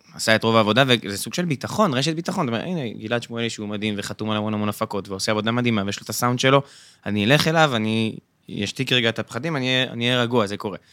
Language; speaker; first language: Hebrew; native; Hebrew